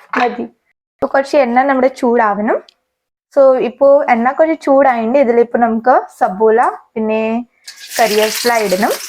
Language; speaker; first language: Malayalam; non-native, learner; Hindi